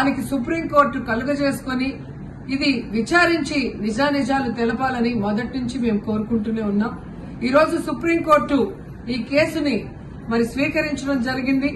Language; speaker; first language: Telugu; native; Telugu